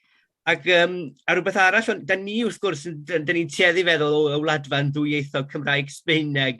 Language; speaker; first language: Welsh; native; Welsh